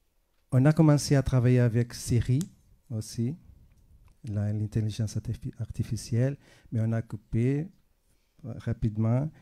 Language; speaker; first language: French; non-native, fluent; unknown